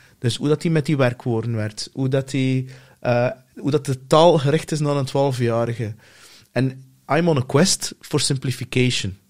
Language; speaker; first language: Dutch; native; Dutch